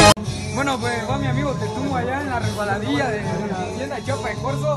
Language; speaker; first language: Spanish; native; Spanish